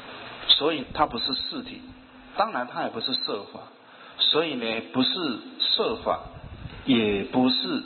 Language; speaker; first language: Chinese; native; Chinese